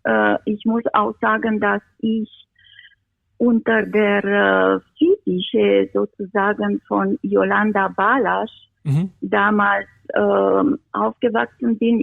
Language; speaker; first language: German; non-native, fluent; Romanian